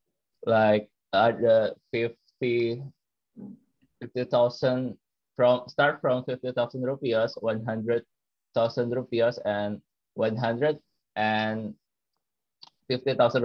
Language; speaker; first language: English; non-native, learner; Indonesian